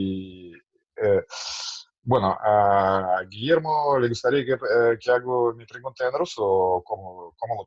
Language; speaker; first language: Spanish; non-native, fluent; Russian